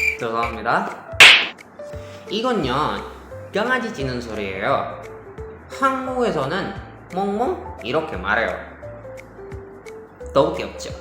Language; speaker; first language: Korean; non-native, learner; Indonesian